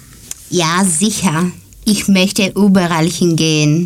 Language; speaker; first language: German; non-native, learner; Greek